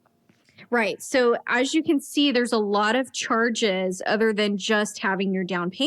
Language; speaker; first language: English; native; English